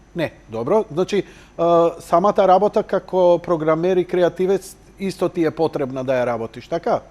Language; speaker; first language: Macedonian; native; Macedonian